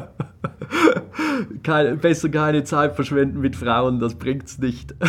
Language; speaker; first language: German; native; German